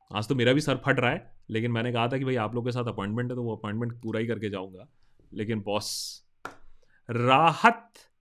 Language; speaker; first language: Hindi; non-native, local second language; Bangla